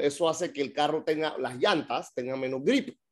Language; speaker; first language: Spanish; native; Spanish